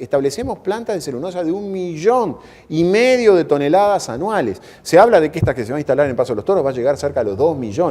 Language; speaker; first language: Spanish; native; Spanish